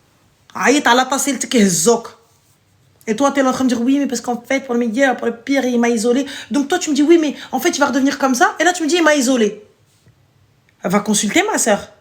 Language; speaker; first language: French; early bilingual, other home language; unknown